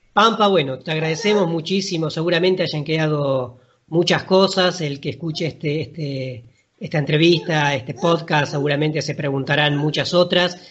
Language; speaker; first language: Spanish; native; Spanish